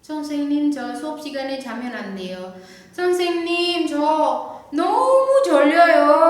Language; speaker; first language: Korean; non-native, fluent; Indonesian